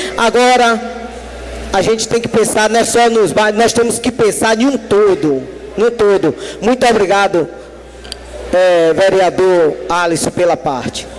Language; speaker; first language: Portuguese; native; Portuguese